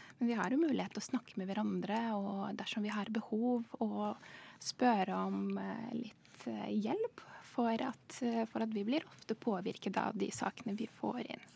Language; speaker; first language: Norwegian; non-native, fluent; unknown